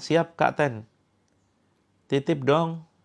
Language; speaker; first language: Indonesian; native; Indonesian